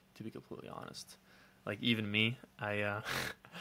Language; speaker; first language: English; non-native, fluent; Dutch